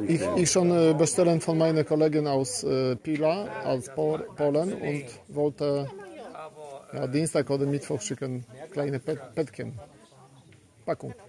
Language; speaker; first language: German; non-native, learner; Polish